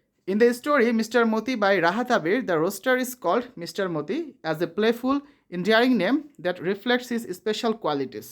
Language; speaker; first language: English; non-native, local second language; Bangla